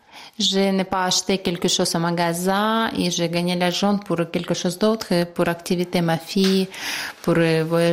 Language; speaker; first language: French; non-native, learner; Ukrainian